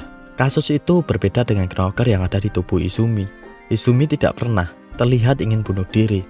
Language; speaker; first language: Indonesian; native; Indonesian